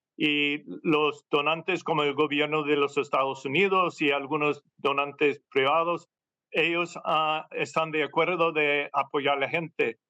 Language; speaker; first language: Spanish; non-native, fluent; English